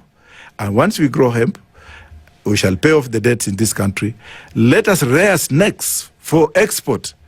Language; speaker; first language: English; non-native, local second language; Luyia